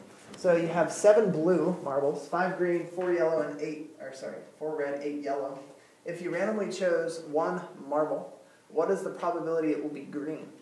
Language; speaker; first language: English; native; English